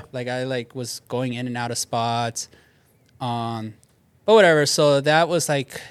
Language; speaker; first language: English; native; English